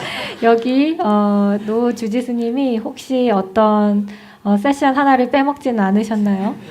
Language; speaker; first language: Korean; native; Korean